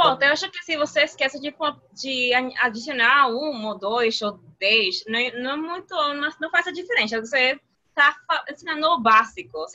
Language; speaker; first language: Portuguese; non-native, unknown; Spanish